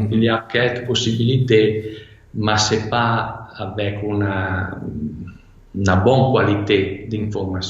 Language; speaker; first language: French; non-native, fluent; Italian